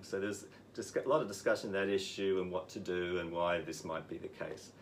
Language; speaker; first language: English; native; English